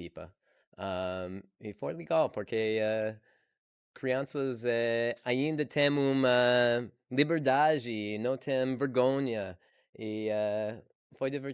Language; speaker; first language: Portuguese; non-native, learner; English